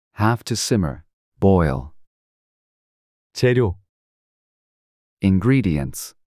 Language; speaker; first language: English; non-native, fluent; Korean